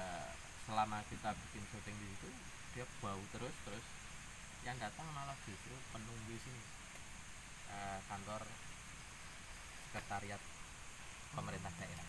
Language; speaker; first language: Indonesian; native; Indonesian